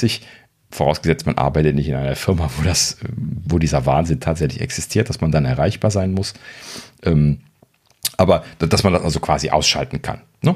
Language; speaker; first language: German; native; German